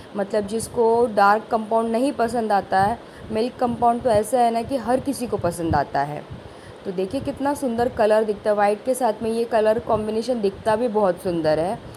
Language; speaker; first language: Hindi; non-native, local second language; Marathi